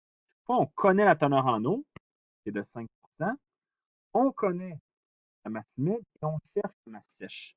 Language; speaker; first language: French; native; French